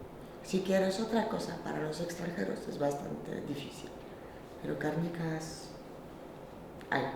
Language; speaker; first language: Spanish; non-native, fluent; Polish